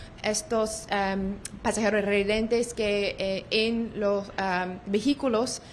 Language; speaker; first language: Spanish; non-native, learner; English